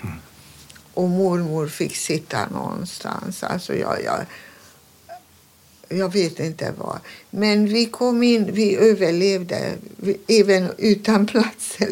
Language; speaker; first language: Swedish; non-native, fluent; Hungarian